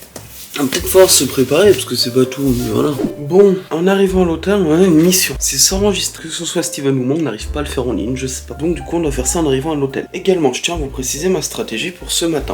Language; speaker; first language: French; native; French